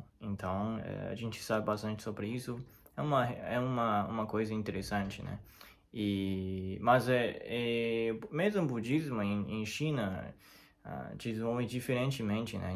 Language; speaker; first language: Portuguese; non-native, learner; Chinese